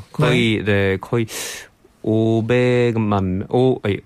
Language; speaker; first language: Korean; non-native, fluent; French